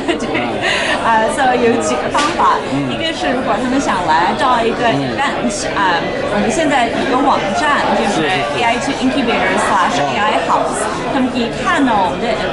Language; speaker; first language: Chinese; early bilingual, heritage; Chinese